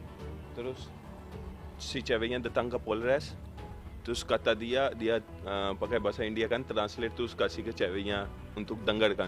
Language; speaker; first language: Indonesian; non-native, fluent; Urdu